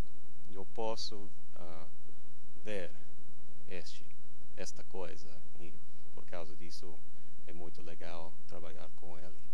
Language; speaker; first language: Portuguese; non-native, learner; English